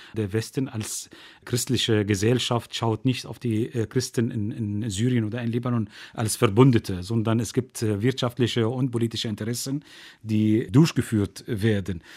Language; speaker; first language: German; non-native, fluent; Arabic